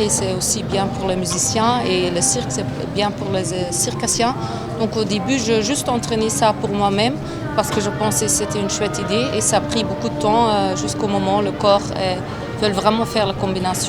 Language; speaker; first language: French; non-native, fluent; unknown